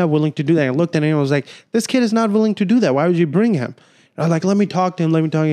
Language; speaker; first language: English; non-native, local second language; Urdu